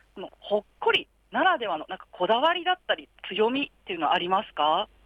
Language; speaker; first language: Japanese; native; Japanese